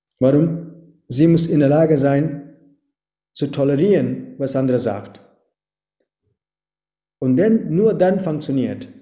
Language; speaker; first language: German; non-native, fluent; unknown